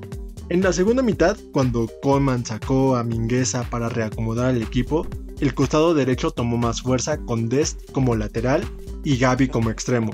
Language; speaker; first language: Spanish; native; Spanish